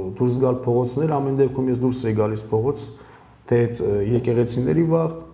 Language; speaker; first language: Armenian; early bilingual, heritage; Armenian